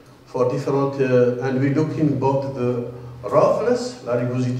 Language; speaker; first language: English; non-native, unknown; Arabic